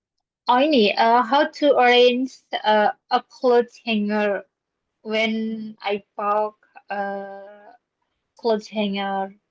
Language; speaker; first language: English; non-native, learner; Indonesian